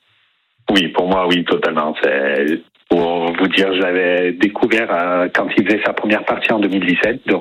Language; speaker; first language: French; native; French